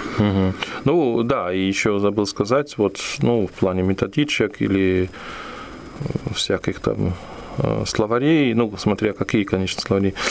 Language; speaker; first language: Russian; non-native, fluent; German